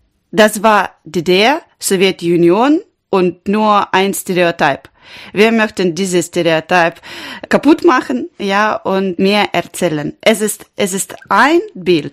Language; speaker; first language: German; non-native, learner; Ukrainian